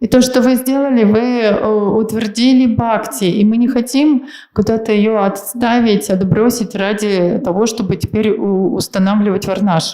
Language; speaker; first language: Russian; native; Russian